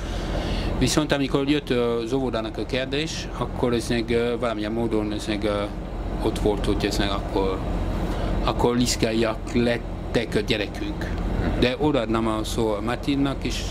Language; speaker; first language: Hungarian; non-native, fluent; French